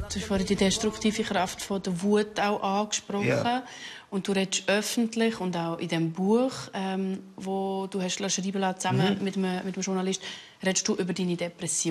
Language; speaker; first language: German; native; German